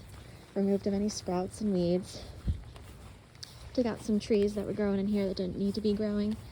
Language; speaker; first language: English; native; English